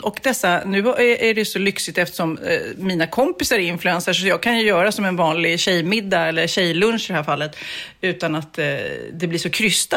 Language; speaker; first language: Swedish; native; Swedish